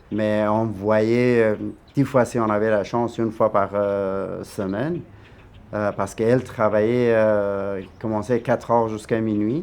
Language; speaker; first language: French; non-native, fluent; Persian